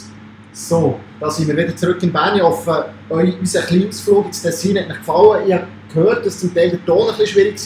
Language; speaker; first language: German; native; German